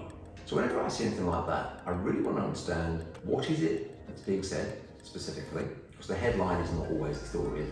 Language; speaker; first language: English; native; English